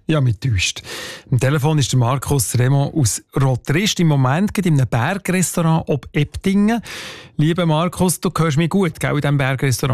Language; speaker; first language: German; native; German